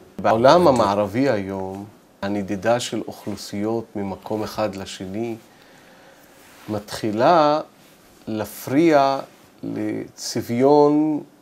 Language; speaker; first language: Hebrew; non-native, local second language; Arabic